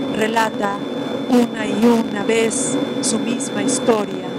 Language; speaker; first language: Spanish; native; Spanish